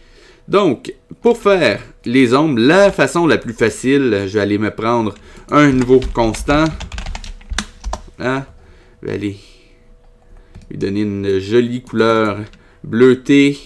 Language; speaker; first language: French; native; French